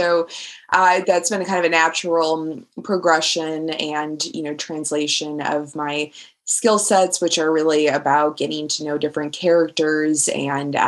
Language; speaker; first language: English; native; English